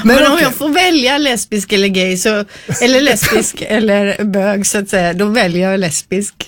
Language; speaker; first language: Swedish; native; Swedish